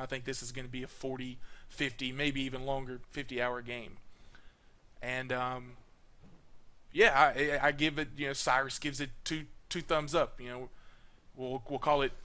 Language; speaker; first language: English; native; English